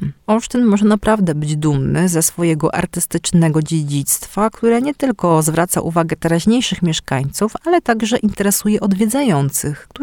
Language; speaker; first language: Polish; native; Polish